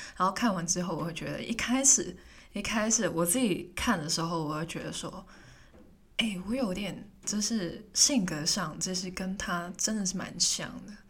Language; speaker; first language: Chinese; non-native, local second language; Cantonese